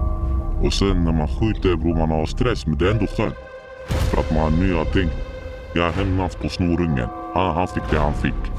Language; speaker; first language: Swedish; early bilingual, other home language; Arabic